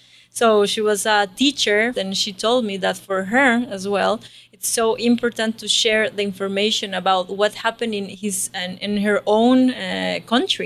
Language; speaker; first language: English; non-native, learner; Spanish